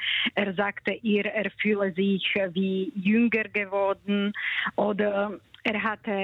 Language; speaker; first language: German; non-native, fluent; Slovak